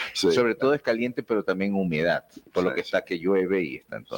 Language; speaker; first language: Spanish; native; Spanish